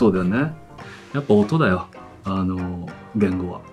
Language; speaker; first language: Japanese; native; Japanese